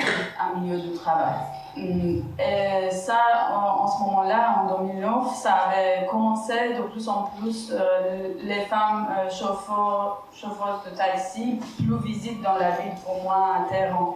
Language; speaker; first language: French; non-native, fluent; Persian